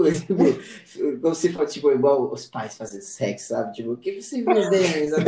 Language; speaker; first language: Portuguese; non-native, fluent; French